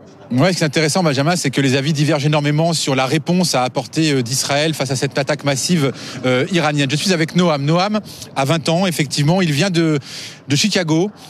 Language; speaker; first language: French; native; French